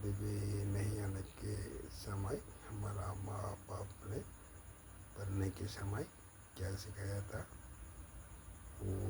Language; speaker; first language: Hindi; non-native, local second language; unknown